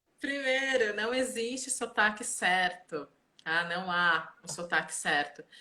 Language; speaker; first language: Portuguese; native; Portuguese